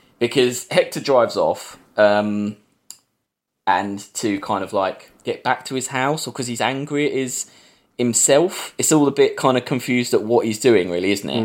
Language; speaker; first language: English; native; English